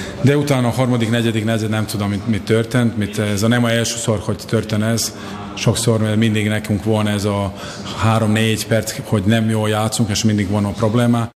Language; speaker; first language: Hungarian; non-native, learner; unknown